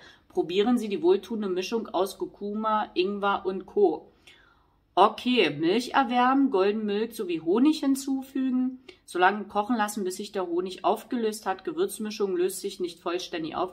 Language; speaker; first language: German; native; German